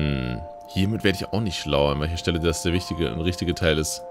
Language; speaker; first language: German; native; German